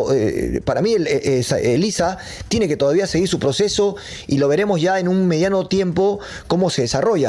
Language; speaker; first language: Spanish; native; Spanish